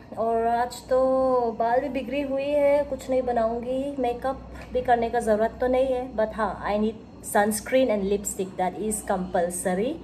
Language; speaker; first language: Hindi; non-native, local second language; Bangla